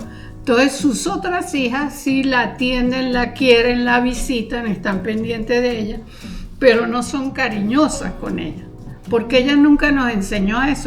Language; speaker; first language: Spanish; native; Spanish